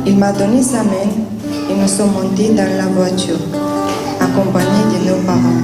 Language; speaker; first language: French; non-native, learner; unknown